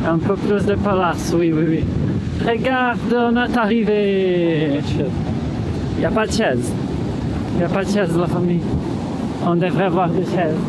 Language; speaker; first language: French; non-native, fluent; Portuguese